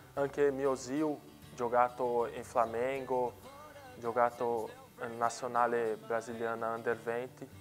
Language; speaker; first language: Italian; non-native, learner; Portuguese